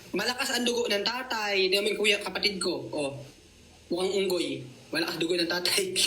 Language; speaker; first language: Filipino; native; Filipino